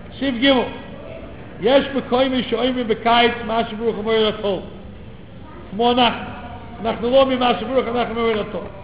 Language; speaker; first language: Hebrew; non-native, fluent; English